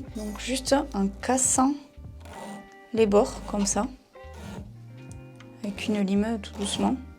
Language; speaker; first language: French; native; French